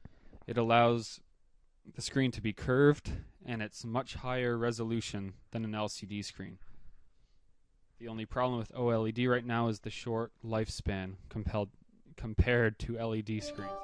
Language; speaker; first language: English; native; English